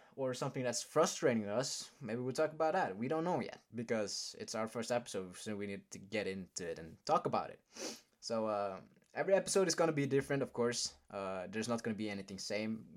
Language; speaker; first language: English; non-native, fluent; Norwegian